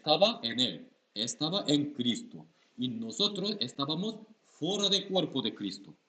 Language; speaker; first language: Spanish; non-native, learner; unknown